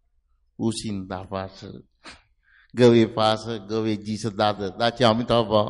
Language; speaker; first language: Chinese; non-native, fluent; Sinhala